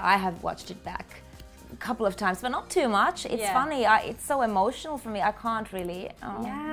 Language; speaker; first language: English; non-native, fluent; Finnish